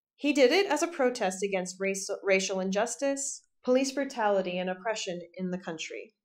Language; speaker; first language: English; native; English